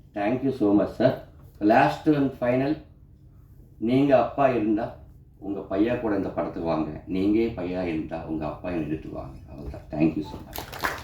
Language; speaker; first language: Tamil; non-native, learner; Telugu